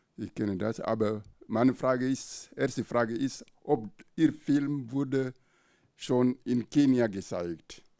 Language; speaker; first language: German; non-native, fluent; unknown